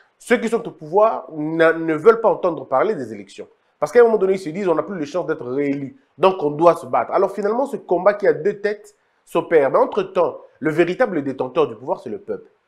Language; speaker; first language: French; non-native, local second language; Lingala